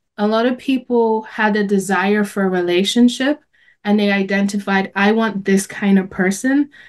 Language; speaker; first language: English; native; English